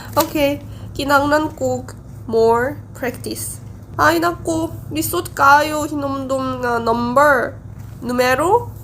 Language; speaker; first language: Cebuano; non-native, learner; Korean